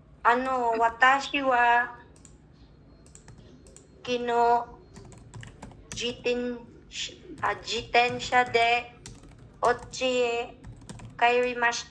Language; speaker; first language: Japanese; non-native, learner; Filipino